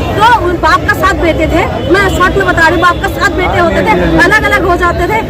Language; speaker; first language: Hindi; non-native, local second language; Manipuri